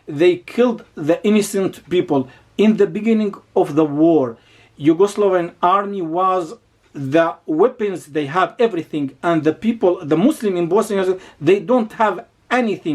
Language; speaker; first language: English; non-native, learner; Arabic